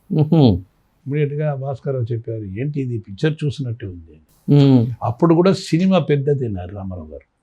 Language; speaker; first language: Telugu; non-native, local second language; Tamil